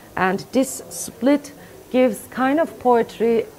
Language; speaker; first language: English; non-native, fluent; Turkish